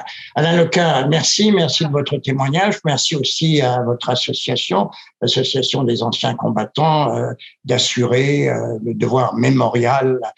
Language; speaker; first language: French; native; French